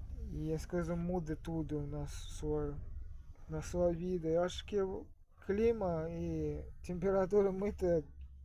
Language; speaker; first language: Portuguese; non-native, fluent; Russian